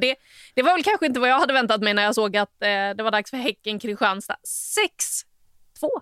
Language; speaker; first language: Swedish; native; Swedish